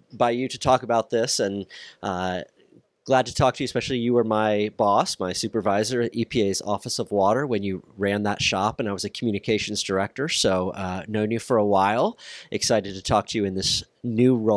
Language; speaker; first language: English; native; English